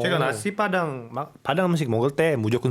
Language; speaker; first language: Korean; non-native, fluent; Indonesian